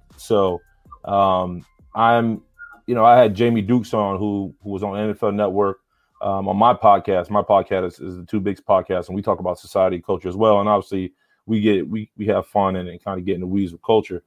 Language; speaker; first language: English; native; English